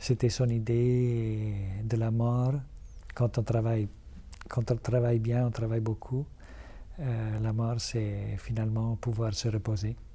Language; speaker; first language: French; non-native, fluent; Italian